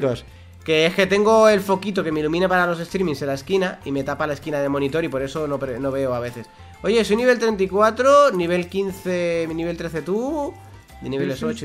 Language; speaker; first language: Spanish; native; Spanish